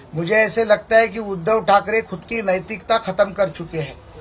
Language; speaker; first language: Hindi; non-native, local second language; Marathi